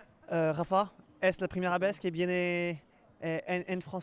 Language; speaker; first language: Spanish; non-native, learner; French